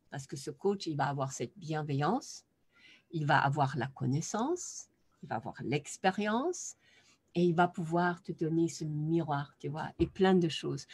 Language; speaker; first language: French; non-native, fluent; German